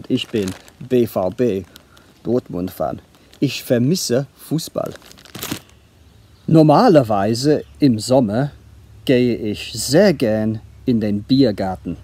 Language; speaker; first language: German; non-native, fluent; English